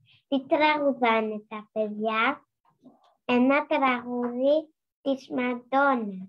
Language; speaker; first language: Greek; non-native, learner; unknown